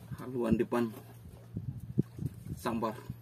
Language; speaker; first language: Indonesian; native; Indonesian